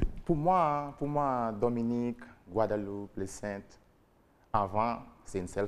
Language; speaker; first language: French; non-native, learner; English